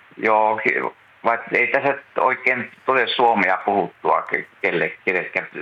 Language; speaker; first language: Finnish; native; Finnish